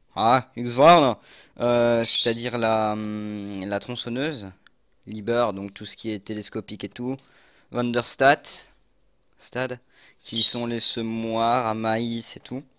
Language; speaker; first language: French; native; French